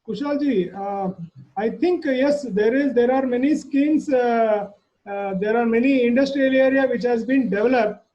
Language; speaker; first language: English; non-native, local second language; Kannada